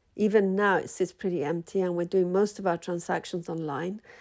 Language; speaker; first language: English; early bilingual, other home language; Spanish